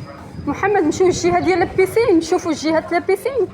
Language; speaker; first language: Arabic; native; Arabic